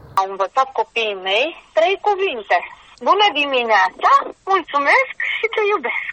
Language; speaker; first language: Romanian; native; Romanian